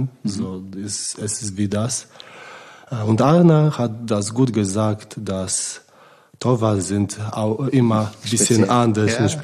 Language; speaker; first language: German; non-native, learner; Polish